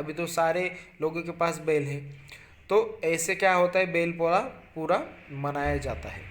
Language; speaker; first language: Hindi; non-native, local second language; Marathi